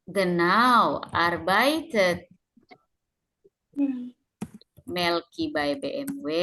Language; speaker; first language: German; non-native, fluent; Indonesian